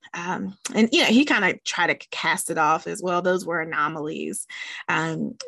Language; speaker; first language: English; native; English